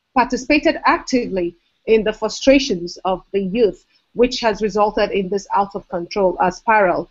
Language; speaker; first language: English; non-native, local second language; Igbo